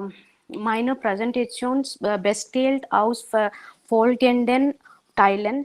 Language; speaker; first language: German; non-native, learner; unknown